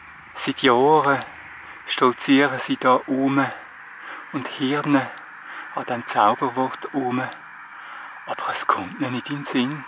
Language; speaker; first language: German; native; German